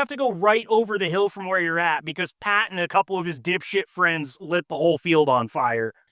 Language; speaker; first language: English; native; English